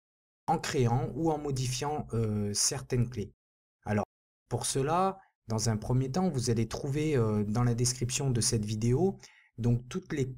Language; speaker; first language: French; native; French